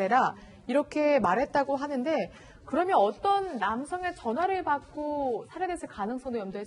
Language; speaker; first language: Korean; native; Korean